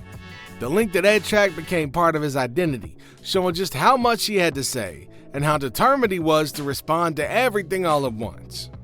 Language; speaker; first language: English; native; English